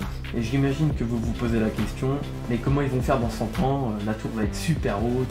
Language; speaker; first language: French; native; French